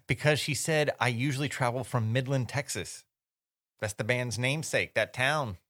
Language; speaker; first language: English; native; English